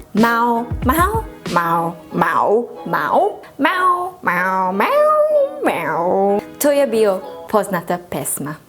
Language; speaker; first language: Croatian; non-native, learner; English